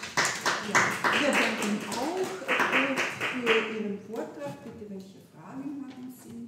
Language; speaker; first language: German; non-native, fluent; Ukrainian